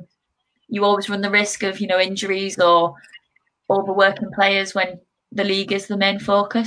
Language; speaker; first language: English; native; English